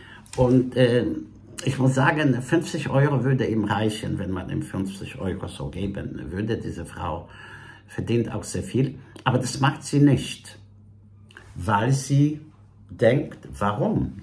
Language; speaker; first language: German; non-native, fluent; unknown